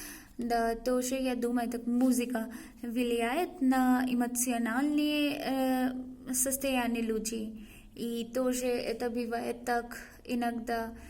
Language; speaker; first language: Russian; non-native, learner; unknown